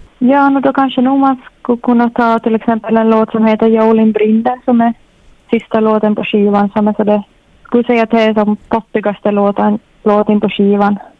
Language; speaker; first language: Swedish; native; Swedish